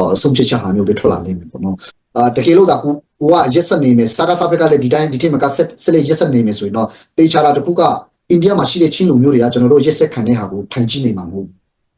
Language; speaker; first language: Burmese; non-native, local second language; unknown